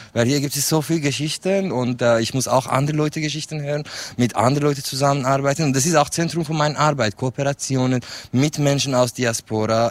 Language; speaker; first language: German; non-native, fluent; Kurdish